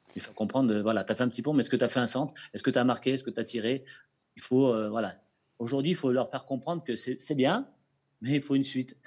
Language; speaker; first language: French; native; French